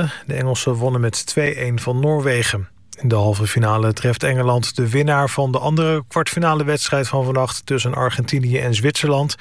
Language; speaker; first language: Dutch; native; Dutch